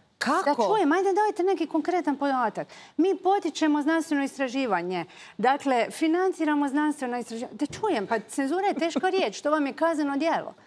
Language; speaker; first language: Croatian; native; Croatian